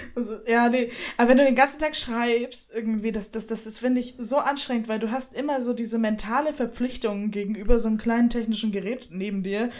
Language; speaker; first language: German; native; German